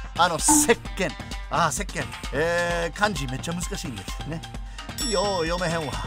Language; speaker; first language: Japanese; non-native, fluent; English